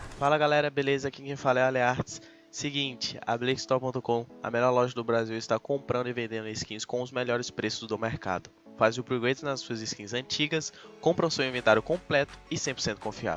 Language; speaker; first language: Portuguese; native; Portuguese